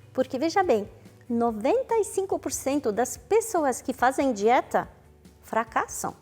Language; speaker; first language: Portuguese; non-native, fluent; French